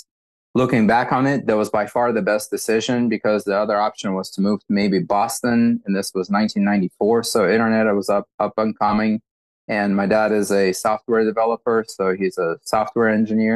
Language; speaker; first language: English; early bilingual, other home language; Russian